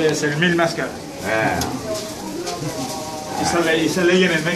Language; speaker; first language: Spanish; native; Spanish